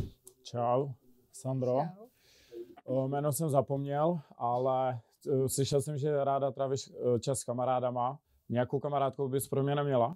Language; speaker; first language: Czech; native; Czech